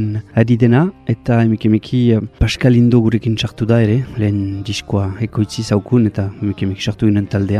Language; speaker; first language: Basque; native; Basque